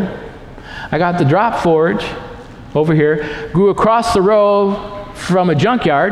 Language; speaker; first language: English; native; English